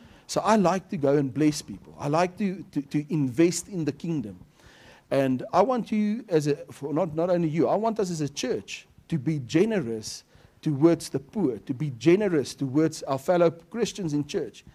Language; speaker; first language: English; non-native, local second language; Afrikaans